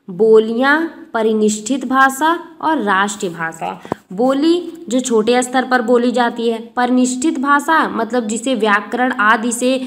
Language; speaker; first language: Hindi; native; Hindi